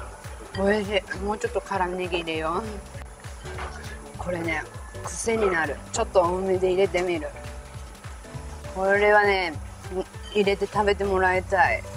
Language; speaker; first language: Japanese; native; Japanese